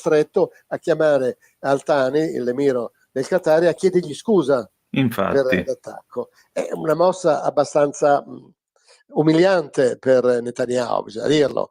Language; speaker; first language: Italian; native; Italian